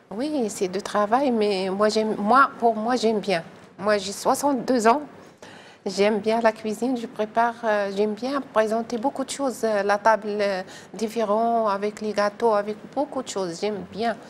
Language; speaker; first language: French; non-native, learner; Arabic